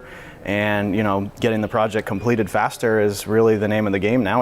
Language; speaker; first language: English; native; English